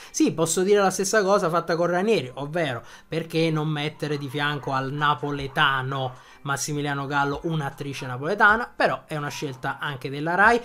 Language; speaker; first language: Italian; native; Italian